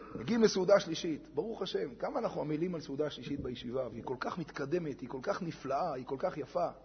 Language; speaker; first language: Hebrew; native; Hebrew